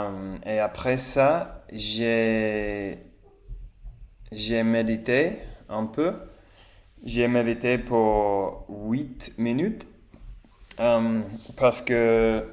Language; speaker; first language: French; non-native, learner; English